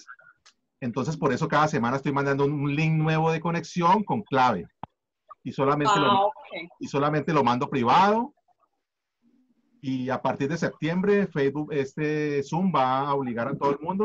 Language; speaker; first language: Spanish; native; Spanish